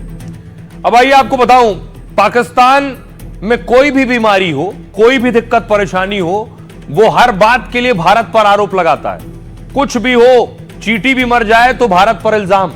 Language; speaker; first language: Hindi; native; Hindi